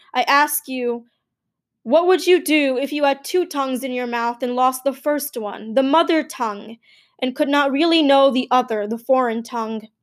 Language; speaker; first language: English; early bilingual, other home language; Gujarati